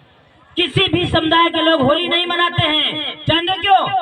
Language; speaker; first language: Hindi; native; Hindi